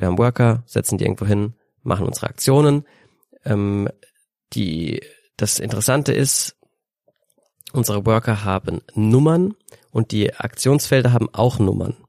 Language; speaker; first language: German; native; German